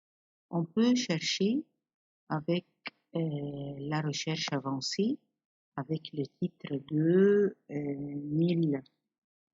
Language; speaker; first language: French; non-native, fluent; Arabic